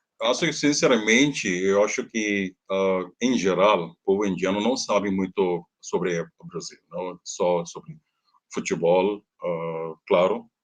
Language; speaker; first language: Portuguese; non-native, learner; Hindi